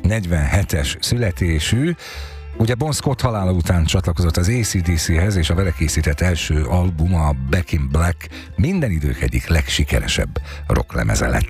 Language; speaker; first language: Hungarian; native; Hungarian